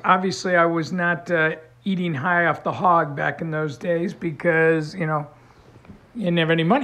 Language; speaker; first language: English; native; English